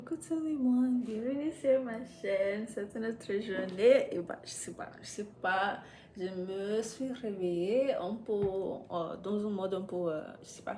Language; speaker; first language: French; non-native, learner; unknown